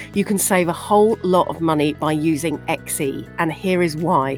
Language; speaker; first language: English; native; English